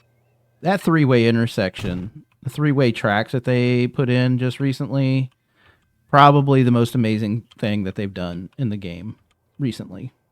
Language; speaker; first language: English; native; English